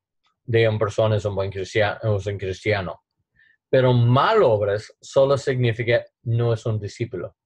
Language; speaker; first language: Spanish; non-native, learner; English